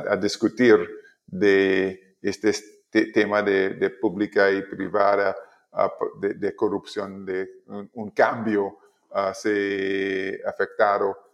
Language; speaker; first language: Spanish; non-native, learner; English